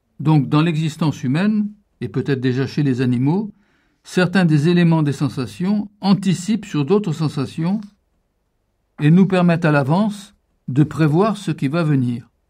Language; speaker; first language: French; native; French